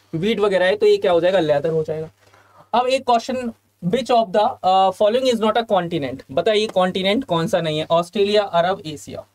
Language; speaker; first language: Hindi; native; Hindi